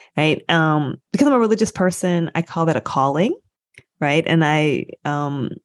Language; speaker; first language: English; native; English